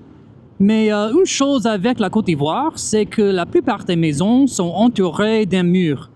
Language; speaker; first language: French; non-native, fluent; English